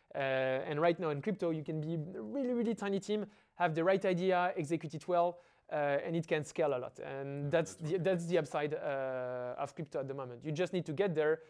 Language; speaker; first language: English; non-native, fluent; French